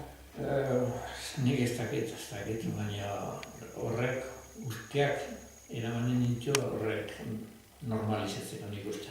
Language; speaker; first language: Basque; native; Basque